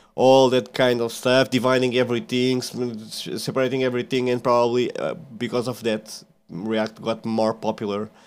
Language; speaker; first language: English; non-native, fluent; Portuguese